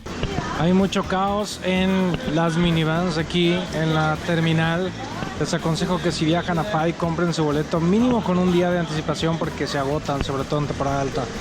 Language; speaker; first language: Spanish; native; Spanish